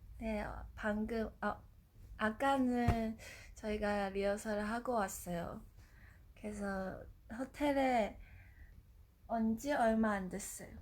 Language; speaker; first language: Korean; non-native, fluent; Japanese